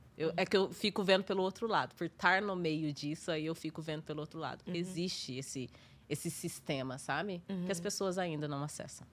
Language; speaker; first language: Portuguese; native; Portuguese